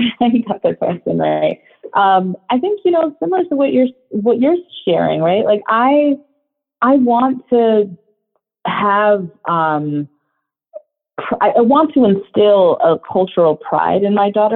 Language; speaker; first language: English; non-native, local second language; Shona